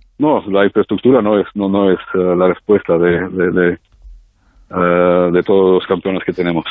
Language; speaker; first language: Spanish; non-native, fluent; Slovenian